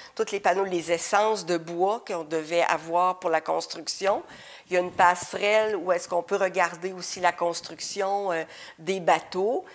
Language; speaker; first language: French; native; French